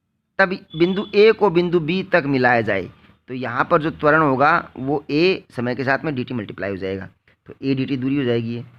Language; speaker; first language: Hindi; native; Hindi